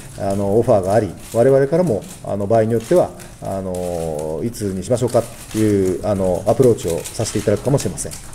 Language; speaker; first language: Japanese; native; Japanese